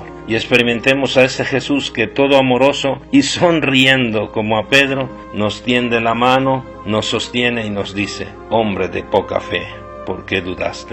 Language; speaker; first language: Spanish; native; Spanish